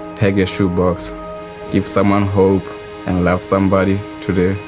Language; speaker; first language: English; non-native, local second language; Southern Sotho